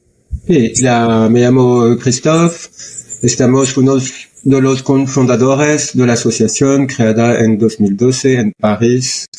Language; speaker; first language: Spanish; non-native, learner; French